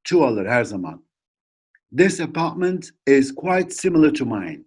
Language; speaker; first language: English; non-native, fluent; Turkish